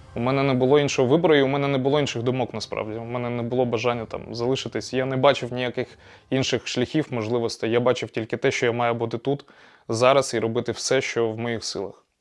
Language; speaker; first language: Ukrainian; non-native, local second language; Russian